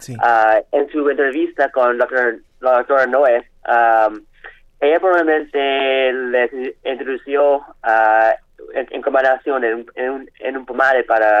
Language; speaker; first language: Spanish; non-native, learner; English